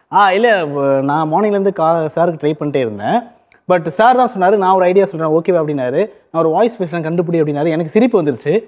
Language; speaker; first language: Tamil; native; Tamil